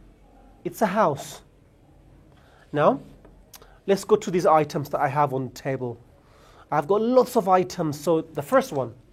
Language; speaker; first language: English; non-native, fluent; Amharic